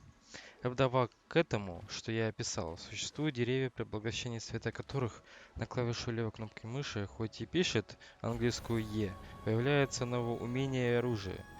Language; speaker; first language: Russian; native; Russian